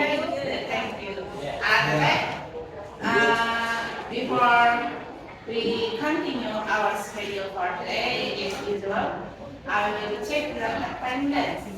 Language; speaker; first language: English; non-native, fluent; Indonesian